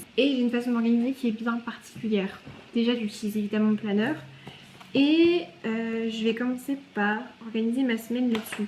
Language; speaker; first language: French; native; French